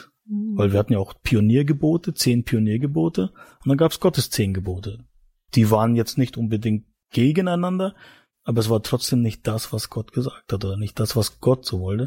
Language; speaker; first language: German; native; German